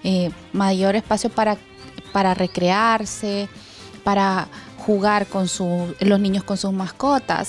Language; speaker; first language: Spanish; native; Spanish